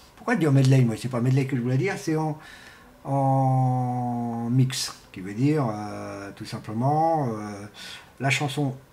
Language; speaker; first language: French; non-native, fluent; Portuguese